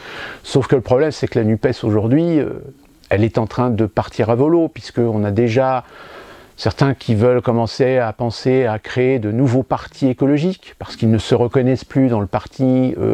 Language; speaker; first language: French; native; French